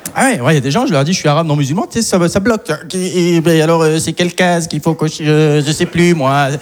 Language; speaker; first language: French; native; French